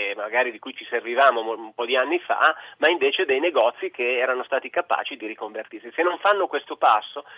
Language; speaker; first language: Italian; native; Italian